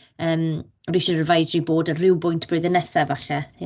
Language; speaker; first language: Welsh; native; Welsh